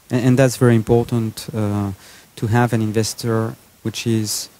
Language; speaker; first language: English; non-native, fluent; French